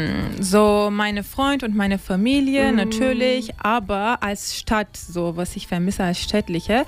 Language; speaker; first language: German; non-native, learner; Turkish